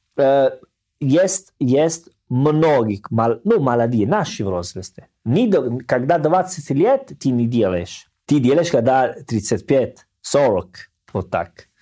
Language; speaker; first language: Russian; non-native, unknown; Italian